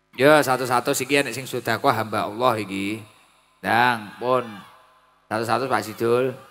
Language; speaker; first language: Indonesian; non-native, local second language; Javanese